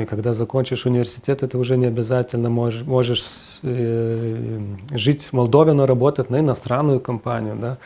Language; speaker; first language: Russian; non-native, fluent; Lithuanian